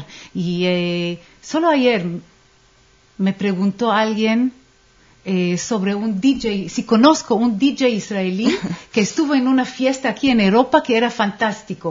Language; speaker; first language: Spanish; non-native, fluent; Hebrew